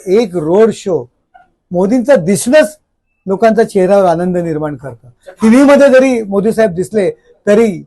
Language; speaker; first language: Marathi; native; Marathi